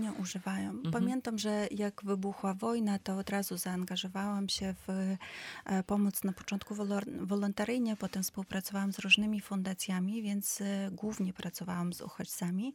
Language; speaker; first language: Polish; non-native, fluent; Ukrainian